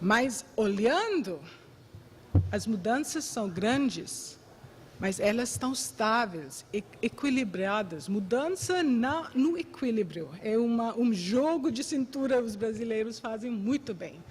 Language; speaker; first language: Portuguese; non-native, fluent; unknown